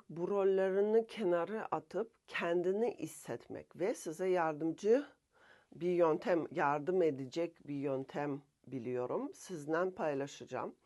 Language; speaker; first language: Turkish; non-native, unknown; Russian